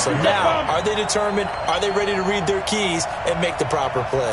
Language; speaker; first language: English; native; English